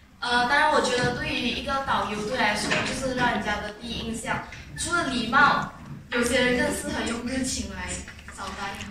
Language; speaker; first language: Chinese; native; Chinese